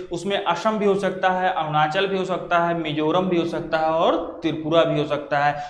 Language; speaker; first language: Hindi; native; Hindi